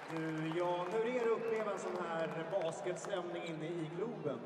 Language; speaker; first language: Swedish; native; Swedish